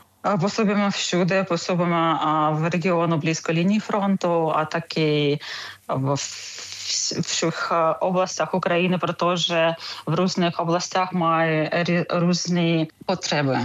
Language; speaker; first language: Czech; non-native, learner; Ukrainian